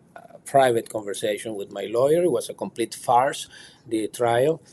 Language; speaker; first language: English; non-native, fluent; Spanish